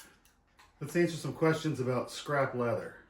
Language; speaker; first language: English; native; English